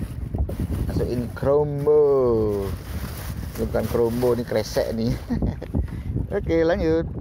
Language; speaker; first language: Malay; non-native, local second language; Balinese